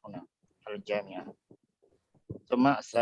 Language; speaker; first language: Arabic; non-native, fluent; Indonesian